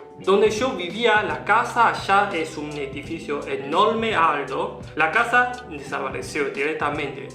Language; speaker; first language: Spanish; non-native, learner; Chinese